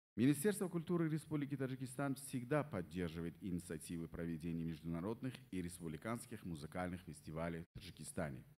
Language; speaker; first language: Russian; non-native, local second language; Persian